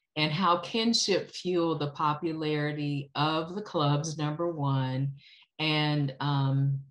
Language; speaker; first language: English; native; English